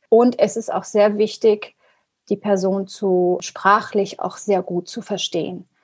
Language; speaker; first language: German; early bilingual, other home language; Persian